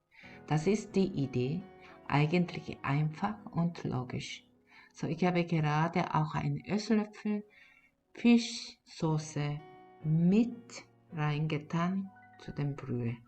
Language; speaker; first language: German; non-native, fluent; Korean